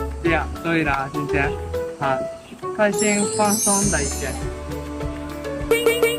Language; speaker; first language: Chinese; non-native, learner; Japanese